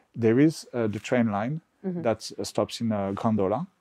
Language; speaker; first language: English; non-native, fluent; French